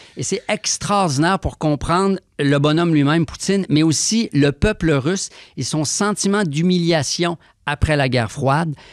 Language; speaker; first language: French; native; French